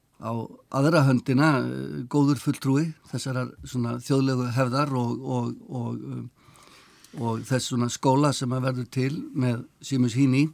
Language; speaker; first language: Icelandic; native; Icelandic